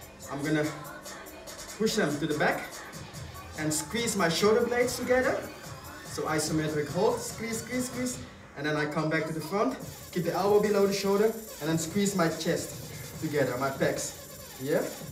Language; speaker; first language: English; non-native, fluent; Dutch